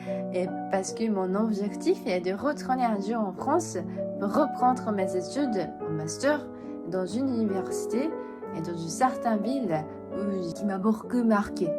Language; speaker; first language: French; non-native, fluent; Japanese